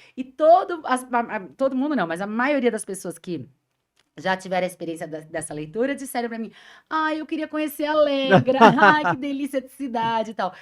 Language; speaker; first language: Portuguese; native; Portuguese